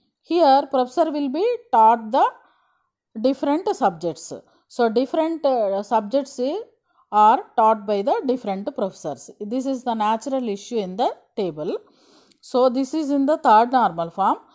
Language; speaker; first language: English; non-native, local second language; Telugu